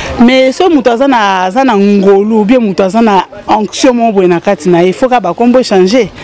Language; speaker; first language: Lingala; non-native, local second language; Mongo